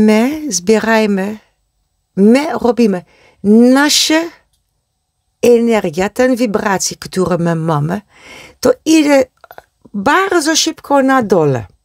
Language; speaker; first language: Polish; non-native, learner; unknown